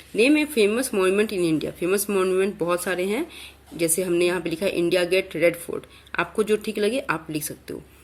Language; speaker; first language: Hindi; native; Hindi